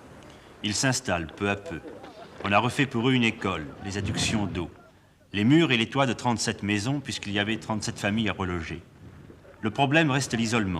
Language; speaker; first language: French; native; French